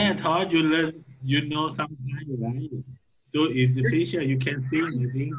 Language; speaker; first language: English; non-native, learner; Thai